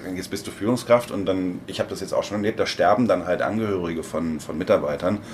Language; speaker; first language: German; native; German